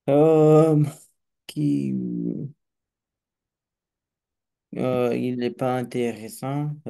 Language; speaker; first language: French; non-native, learner; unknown